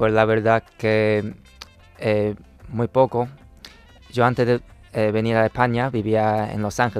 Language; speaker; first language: Spanish; non-native, fluent; Chinese